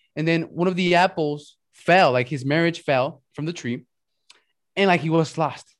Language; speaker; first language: English; early bilingual, other home language; Spanish